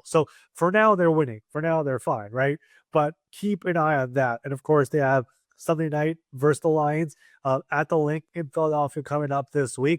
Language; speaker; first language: English; native; English